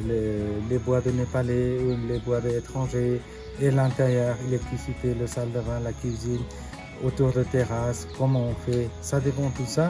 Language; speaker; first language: French; non-native, fluent; Nepali